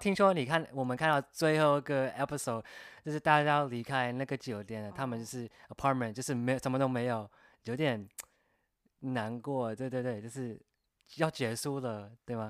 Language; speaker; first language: Chinese; non-native, fluent; English